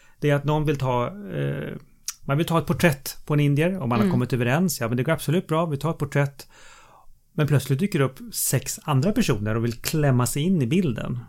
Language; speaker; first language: Swedish; native; Swedish